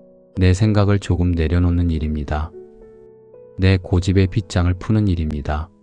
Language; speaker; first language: Korean; native; Korean